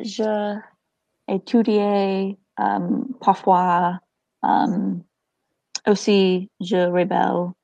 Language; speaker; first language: French; non-native, learner; English